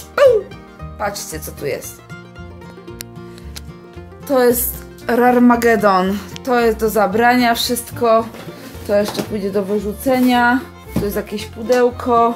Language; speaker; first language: Polish; native; Polish